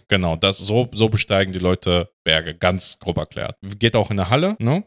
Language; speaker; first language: German; early bilingual, other home language; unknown